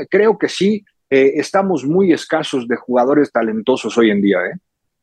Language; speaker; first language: Spanish; native; Spanish